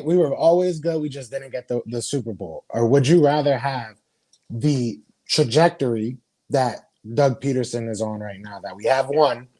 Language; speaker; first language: English; native; English